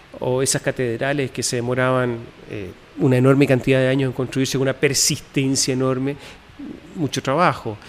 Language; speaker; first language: Spanish; native; Spanish